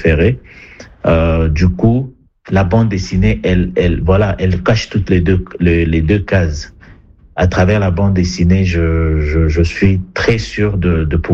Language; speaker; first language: French; non-native, local second language; Swahili